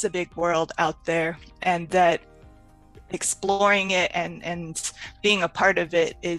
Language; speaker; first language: English; native; English